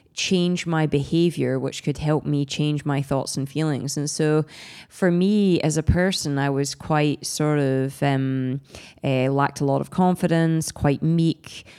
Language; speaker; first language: English; native; English